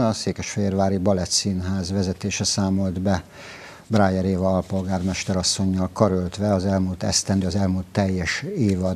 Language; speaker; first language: Hungarian; native; Hungarian